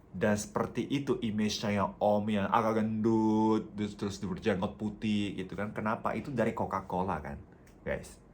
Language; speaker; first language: Indonesian; non-native, fluent; Japanese